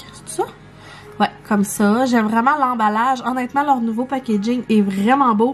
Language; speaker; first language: French; native; French